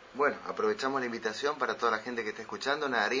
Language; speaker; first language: Spanish; native; Spanish